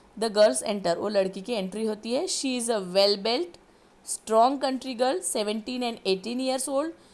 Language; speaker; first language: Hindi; non-native, local second language; Marathi